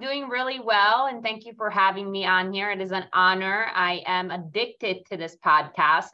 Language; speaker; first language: English; non-native, fluent; Italian